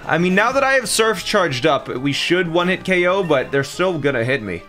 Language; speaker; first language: English; native; English